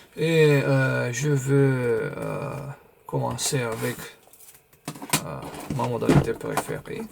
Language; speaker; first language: French; non-native, fluent; Romanian